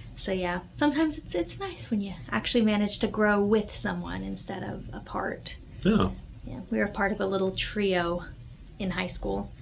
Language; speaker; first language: English; native; English